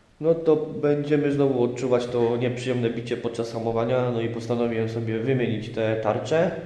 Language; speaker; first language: Polish; native; Polish